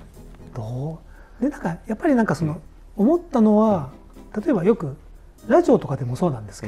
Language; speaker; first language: Japanese; native; Japanese